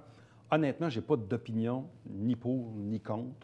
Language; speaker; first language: French; native; French